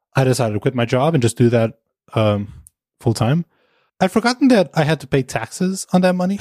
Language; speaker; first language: English; non-native, fluent; Portuguese